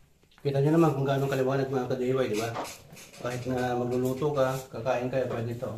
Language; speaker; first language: Filipino; native; Filipino